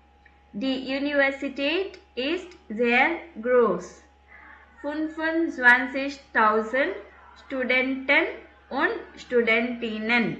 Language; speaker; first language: German; non-native, fluent; Tamil